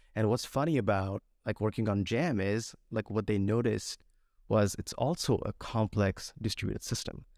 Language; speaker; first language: English; non-native, local second language; Bangla